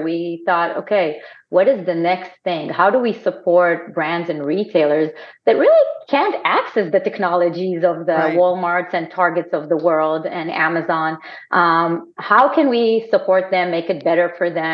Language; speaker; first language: English; non-native, fluent; Hebrew